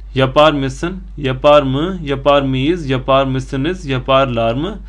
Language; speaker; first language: Turkish; non-native, fluent; Hindi